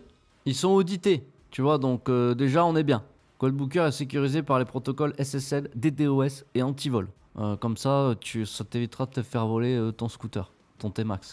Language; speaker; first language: French; native; French